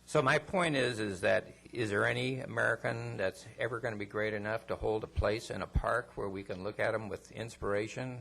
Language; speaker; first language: English; non-native, fluent; Spanish